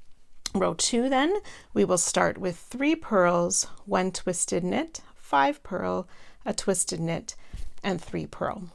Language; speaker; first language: English; native; English